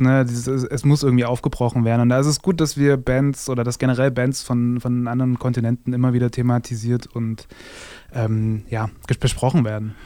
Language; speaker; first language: German; native; German